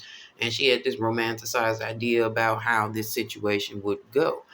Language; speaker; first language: English; native; English